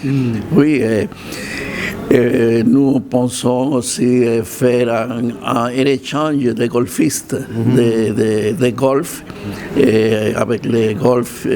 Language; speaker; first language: French; non-native, fluent; Spanish